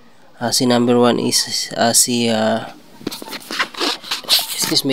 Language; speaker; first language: English; non-native, local second language; Filipino